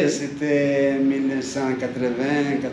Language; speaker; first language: French; non-native, fluent; Italian